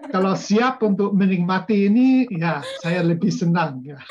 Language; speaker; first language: Indonesian; non-native, fluent; English